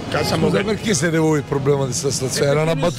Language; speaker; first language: Italian; native; Italian